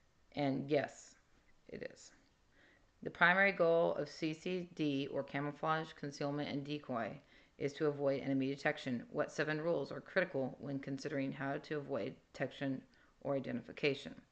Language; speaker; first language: English; native; English